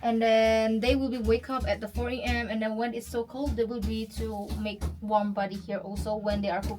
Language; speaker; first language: English; non-native, fluent; Indonesian